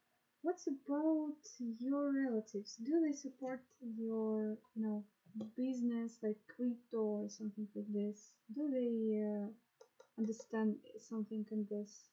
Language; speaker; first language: English; non-native, learner; Russian